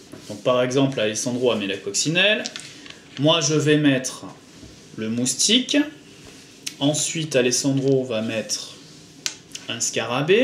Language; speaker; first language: French; native; French